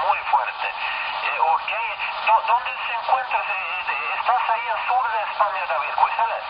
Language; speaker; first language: Spanish; non-native, learner; Swedish